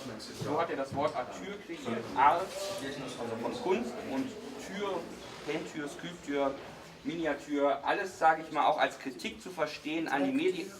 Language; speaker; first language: German; native; German